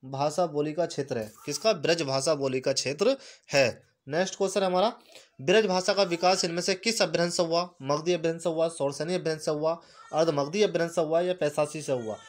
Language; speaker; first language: Hindi; native; Hindi